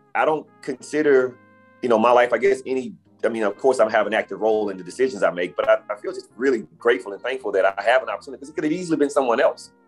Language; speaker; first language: English; native; English